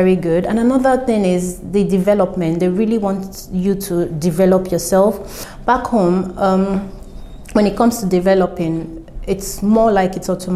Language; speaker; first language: English; non-native, local second language; Yoruba